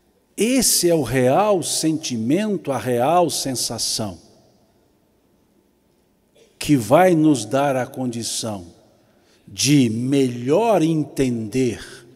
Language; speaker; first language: Portuguese; native; Portuguese